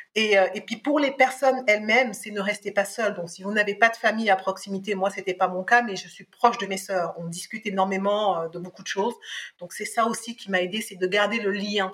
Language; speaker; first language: French; early bilingual, other home language; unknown